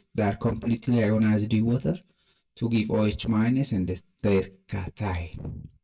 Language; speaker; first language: English; non-native, local second language; Amharic